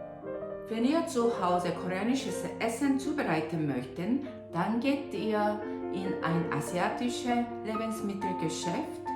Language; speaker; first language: German; non-native, local second language; Korean